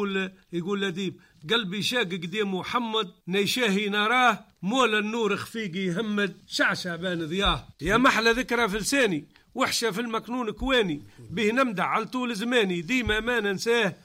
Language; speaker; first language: Arabic; native; Arabic